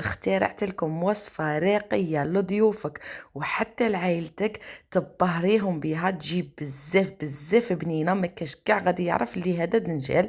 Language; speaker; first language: Arabic; native; Arabic